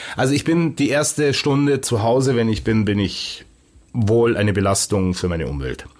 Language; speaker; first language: German; native; German